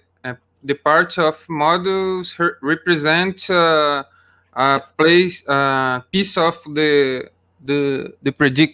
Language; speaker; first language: English; non-native, learner; Portuguese